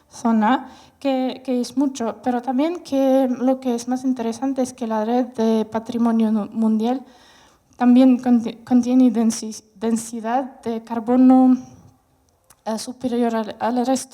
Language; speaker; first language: Spanish; non-native, fluent; Russian